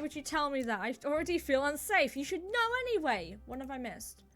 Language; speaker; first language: English; native; English